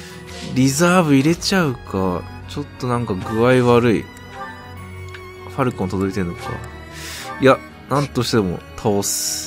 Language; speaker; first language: Japanese; native; Japanese